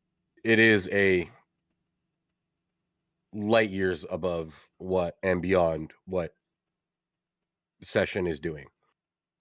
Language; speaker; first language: English; native; English